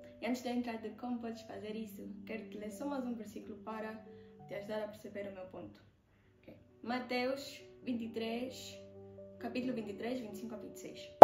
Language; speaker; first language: Portuguese; native; Portuguese